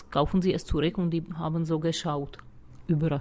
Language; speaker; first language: German; non-native, fluent; Czech